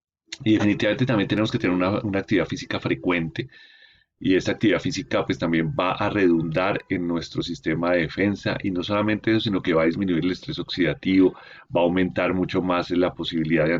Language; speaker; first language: Spanish; native; Spanish